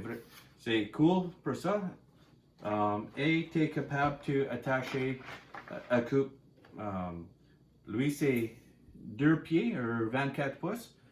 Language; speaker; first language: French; non-native, learner; English